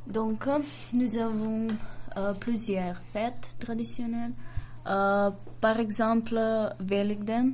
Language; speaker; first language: French; non-native, learner; Macedonian